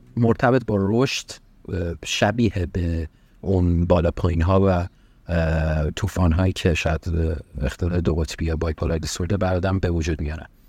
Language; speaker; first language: Persian; early bilingual, heritage; Persian